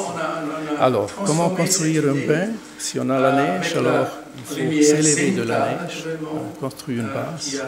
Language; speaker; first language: French; non-native, learner; German